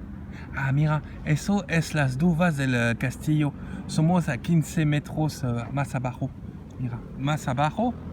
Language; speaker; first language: Spanish; non-native, learner; French